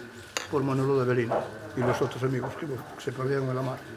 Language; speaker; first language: Spanish; native; Spanish